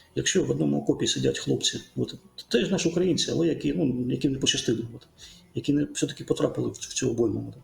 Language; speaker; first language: Ukrainian; native; Ukrainian